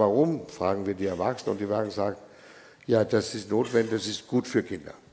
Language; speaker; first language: German; non-native, fluent; Danish